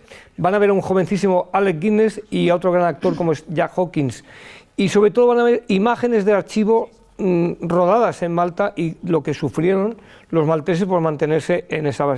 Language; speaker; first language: Spanish; native; Spanish